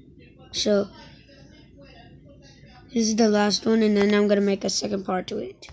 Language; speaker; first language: English; native; English